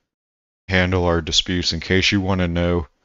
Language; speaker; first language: English; native; English